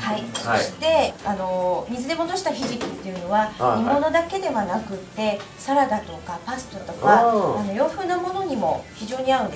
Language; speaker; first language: Japanese; native; Japanese